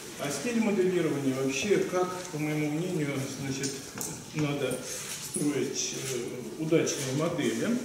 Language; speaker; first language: Russian; native; Russian